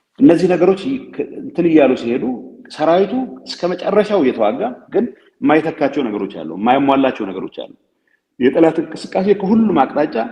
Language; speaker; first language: Amharic; non-native, local second language; Tigrinya